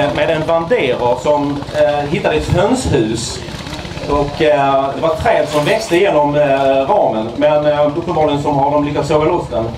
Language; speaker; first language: Swedish; native; Swedish